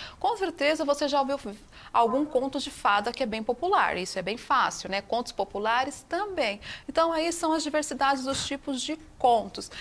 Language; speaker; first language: Portuguese; native; Portuguese